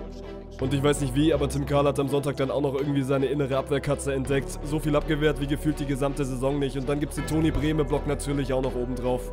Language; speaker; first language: German; native; German